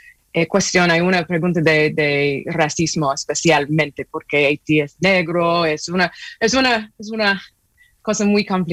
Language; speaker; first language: Spanish; non-native, fluent; English